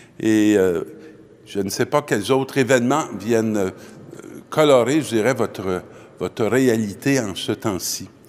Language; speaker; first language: French; native; French